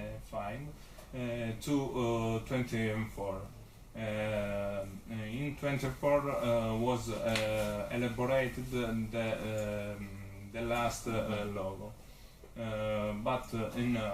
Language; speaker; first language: English; non-native, learner; Italian